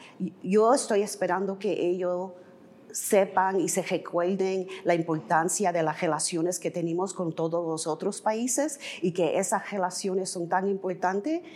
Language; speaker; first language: Spanish; early bilingual, heritage; English